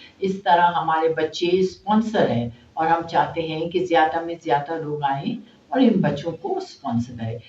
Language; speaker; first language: Urdu; non-native, local second language; Baluchi